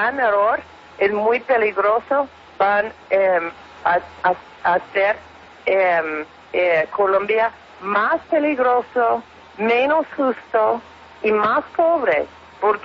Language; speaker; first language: Spanish; non-native, fluent; English